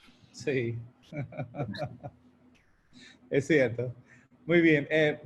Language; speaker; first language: Spanish; native; Spanish